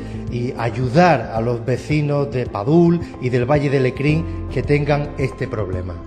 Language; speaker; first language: Spanish; native; Spanish